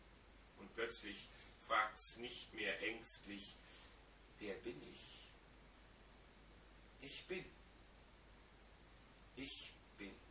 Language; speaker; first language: German; native; German